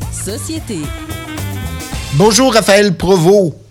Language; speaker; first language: French; native; French